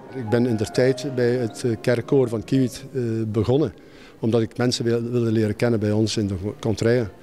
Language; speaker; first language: Dutch; native; Dutch